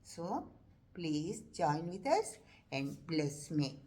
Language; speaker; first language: English; non-native, local second language; Telugu